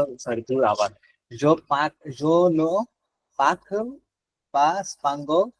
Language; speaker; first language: Spanish; non-native, learner; Bangla